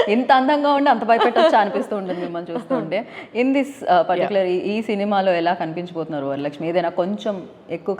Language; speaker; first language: Telugu; native; Telugu